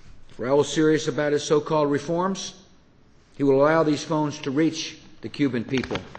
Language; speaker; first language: English; native; English